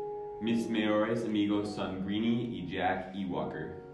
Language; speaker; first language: Spanish; non-native, learner; English